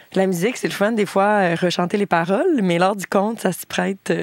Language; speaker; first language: French; native; French